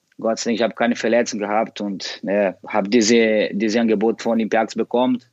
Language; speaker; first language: German; non-native, fluent; Portuguese